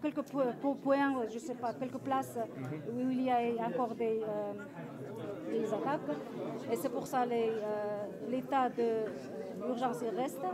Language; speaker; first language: French; non-native, fluent; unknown